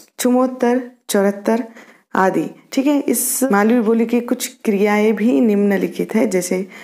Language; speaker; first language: Hindi; non-native, local second language; Marathi